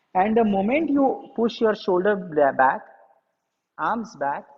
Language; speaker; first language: English; non-native, local second language; Marathi